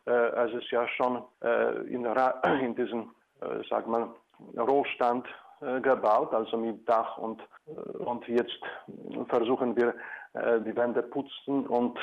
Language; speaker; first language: German; non-native, fluent; Polish